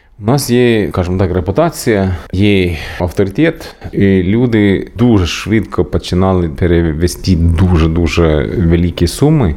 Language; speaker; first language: Ukrainian; non-native, learner; Swedish